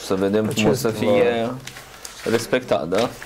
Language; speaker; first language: Romanian; native; Romanian